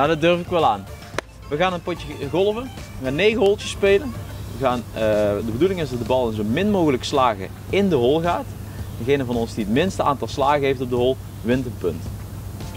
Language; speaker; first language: Dutch; native; Dutch